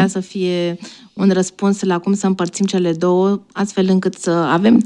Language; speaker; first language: Romanian; native; Romanian